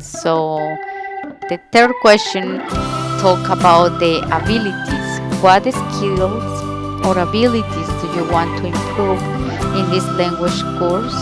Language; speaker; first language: English; non-native, learner; Spanish